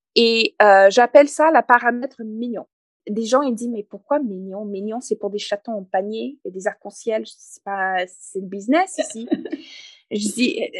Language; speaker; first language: French; non-native, fluent; English